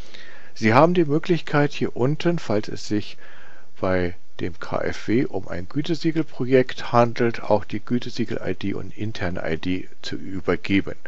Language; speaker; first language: German; native; German